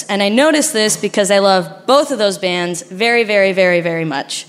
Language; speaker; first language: English; non-native, fluent; Spanish